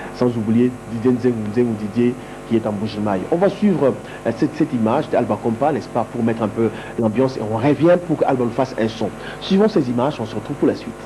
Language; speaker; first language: French; non-native, local second language; Lingala